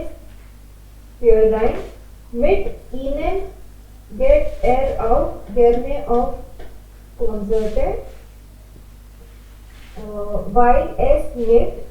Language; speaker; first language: German; non-native, learner; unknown